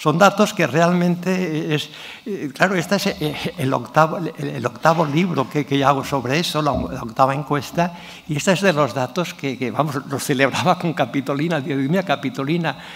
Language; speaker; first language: Spanish; non-native, local second language; Catalan